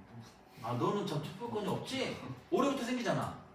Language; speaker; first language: Korean; native; Korean